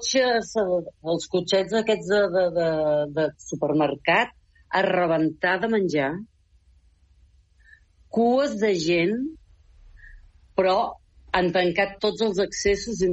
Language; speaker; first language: Catalan; native; Catalan